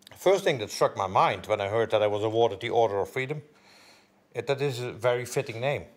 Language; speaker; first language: English; non-native, fluent; Dutch